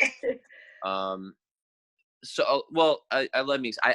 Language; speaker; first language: English; native; English